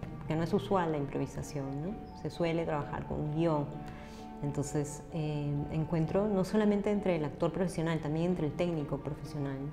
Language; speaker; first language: Spanish; native; Spanish